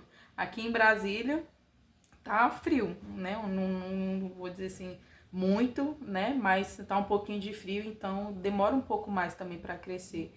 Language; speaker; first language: Portuguese; native; Portuguese